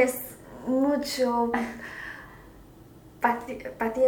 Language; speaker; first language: Spanish; non-native, learner; Chinese